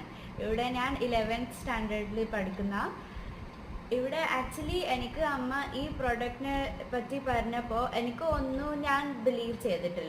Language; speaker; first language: Malayalam; early bilingual, heritage; Malayalam